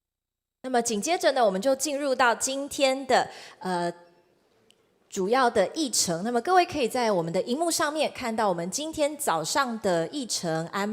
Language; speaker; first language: Chinese; native; Chinese